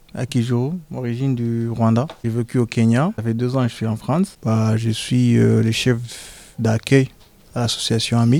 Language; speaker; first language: French; non-native, local second language; Kinyarwanda